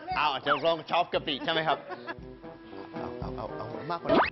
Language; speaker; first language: Thai; non-native, fluent; English